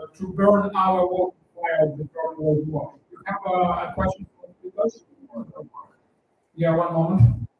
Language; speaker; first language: English; non-native, learner; Russian